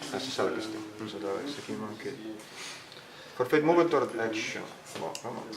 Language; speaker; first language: French; non-native, learner; Italian